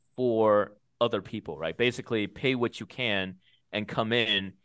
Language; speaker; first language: English; early bilingual, other home language; Chinese